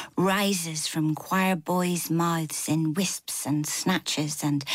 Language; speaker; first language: English; native; English